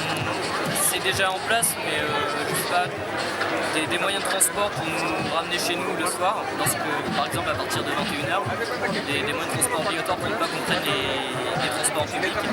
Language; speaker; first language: French; native; French